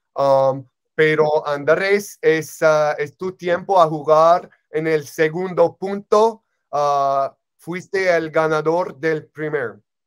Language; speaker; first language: Spanish; non-native, learner; English